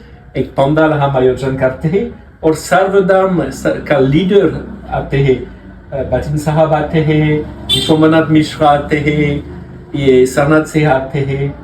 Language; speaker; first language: Hindi; non-native, learner; French